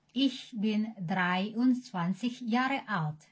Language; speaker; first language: German; non-native, learner; Indonesian